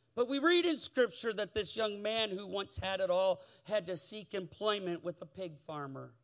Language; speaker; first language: English; native; English